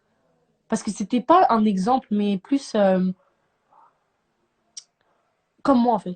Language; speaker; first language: French; native; French